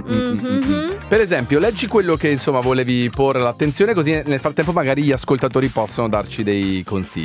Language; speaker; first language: Italian; native; Italian